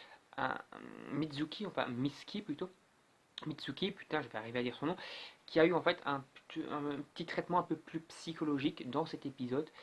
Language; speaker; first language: French; native; French